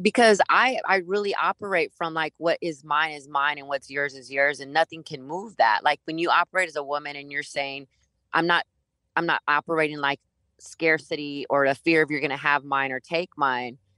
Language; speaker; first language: English; early bilingual, other home language; Spanish